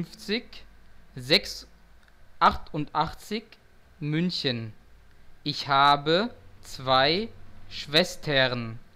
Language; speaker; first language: German; non-native, fluent; Portuguese